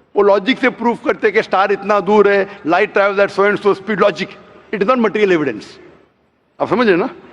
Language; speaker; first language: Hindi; non-native, local second language; Konkani